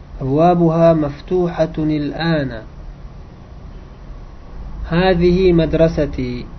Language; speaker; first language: Arabic; non-native, fluent; Uzbek